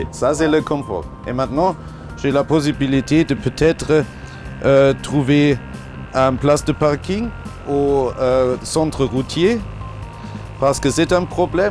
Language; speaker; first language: French; non-native, learner; German